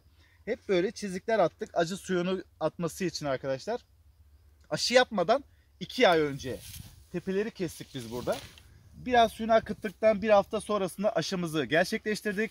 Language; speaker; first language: Turkish; native; Turkish